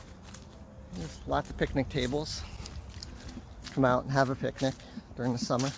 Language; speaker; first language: English; native; English